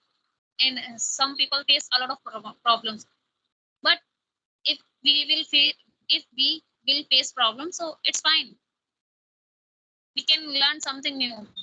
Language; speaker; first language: English; non-native, local second language; Hindi